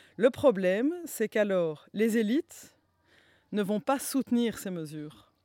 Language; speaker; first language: French; native; French